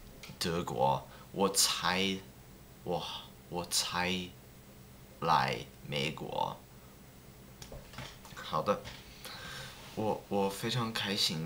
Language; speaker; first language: Chinese; non-native, learner; English